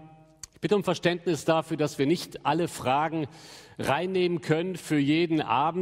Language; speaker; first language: German; native; German